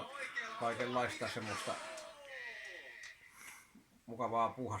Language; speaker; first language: Finnish; native; Finnish